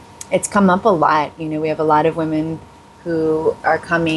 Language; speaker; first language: English; native; English